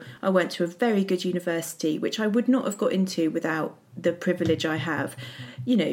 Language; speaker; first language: English; native; English